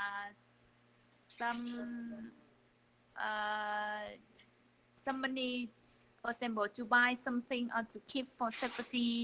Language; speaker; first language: English; non-native, learner; Vietnamese